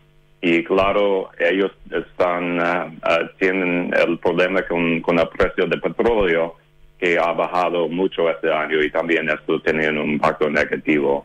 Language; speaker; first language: Spanish; non-native, fluent; English